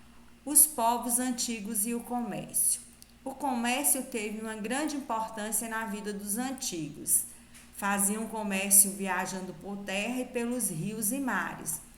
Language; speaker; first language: Portuguese; native; Portuguese